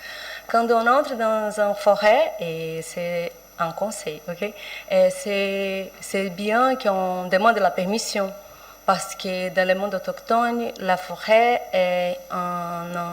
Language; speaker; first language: French; non-native, fluent; Portuguese